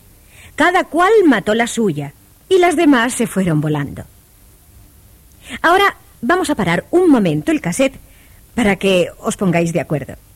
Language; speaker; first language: Spanish; native; Spanish